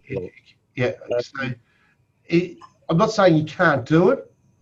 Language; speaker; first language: English; native; English